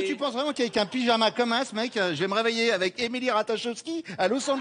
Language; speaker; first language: French; native; French